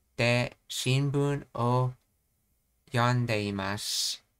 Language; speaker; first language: Japanese; non-native, learner; English